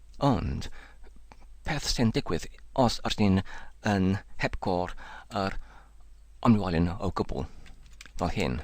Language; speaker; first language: Welsh; non-native, learner; English